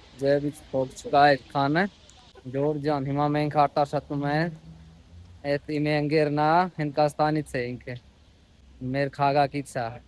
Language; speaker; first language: Armenian; non-native, learner; Hindi